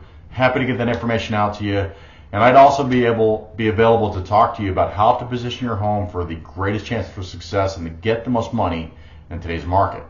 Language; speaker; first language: English; native; English